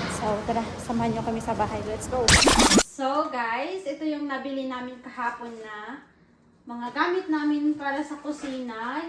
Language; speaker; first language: Filipino; native; Filipino